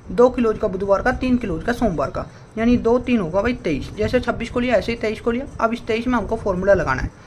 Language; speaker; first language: Hindi; native; Hindi